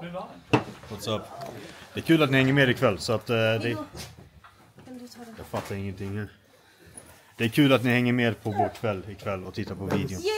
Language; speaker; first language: Swedish; native; Swedish